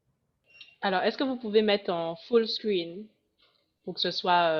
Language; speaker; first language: French; native; French